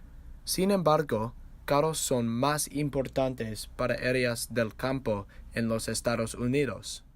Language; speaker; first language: Spanish; non-native, learner; English